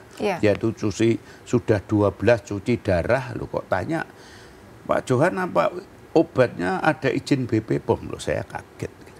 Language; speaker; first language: Indonesian; native; Indonesian